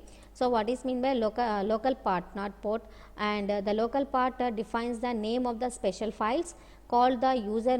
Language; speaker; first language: English; non-native, local second language; Telugu